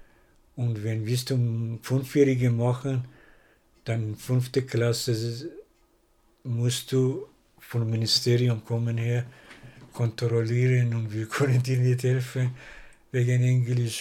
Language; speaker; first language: German; non-native, learner; Persian